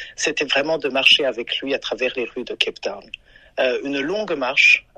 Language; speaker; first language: French; non-native, local second language; Rundi